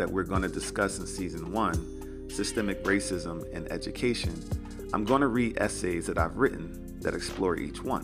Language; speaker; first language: English; native; English